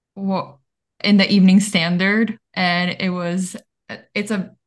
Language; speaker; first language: English; early bilingual, other home language; Bulgarian